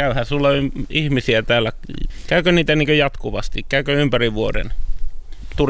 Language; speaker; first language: Finnish; native; Finnish